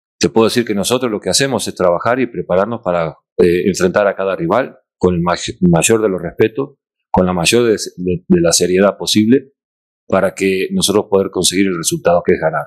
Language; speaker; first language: Spanish; native; Spanish